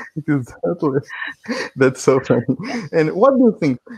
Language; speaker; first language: English; non-native, fluent; Portuguese